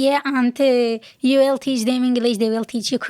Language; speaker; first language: English; non-native, learner; Kurdish